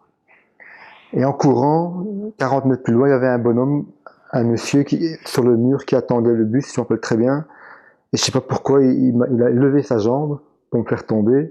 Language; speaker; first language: French; early bilingual, other home language; Arabic